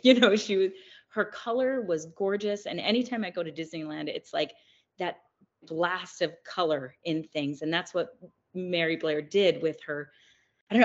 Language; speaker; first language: English; native; English